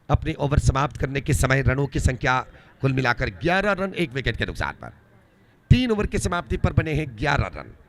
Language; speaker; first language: Hindi; non-native, local second language; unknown